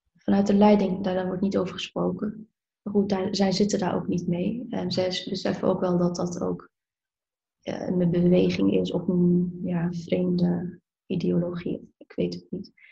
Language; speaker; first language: Dutch; early bilingual, other home language; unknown